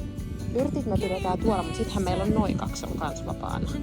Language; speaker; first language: Finnish; native; Finnish